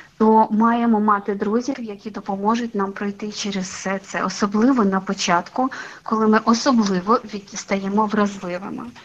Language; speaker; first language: Ukrainian; non-native, local second language; Russian